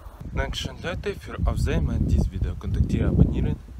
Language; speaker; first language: German; non-native, learner; Russian